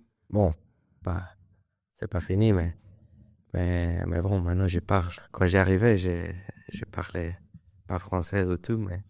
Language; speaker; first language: French; non-native, learner; Spanish